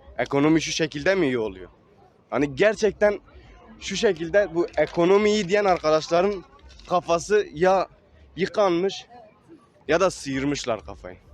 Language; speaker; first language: Turkish; non-native, local second language; Kurdish